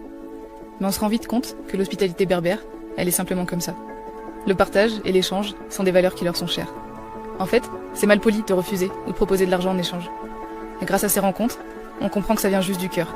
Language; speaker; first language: French; native; French